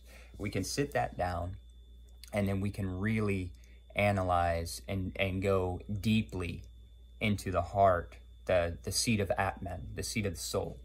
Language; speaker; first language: English; native; English